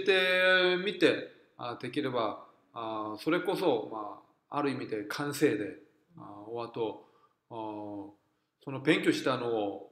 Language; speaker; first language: Japanese; non-native, fluent; Korean